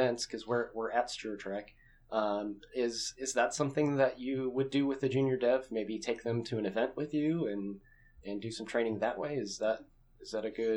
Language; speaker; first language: English; native; English